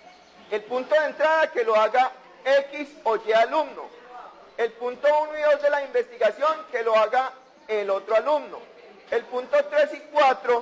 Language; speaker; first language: Spanish; native; Spanish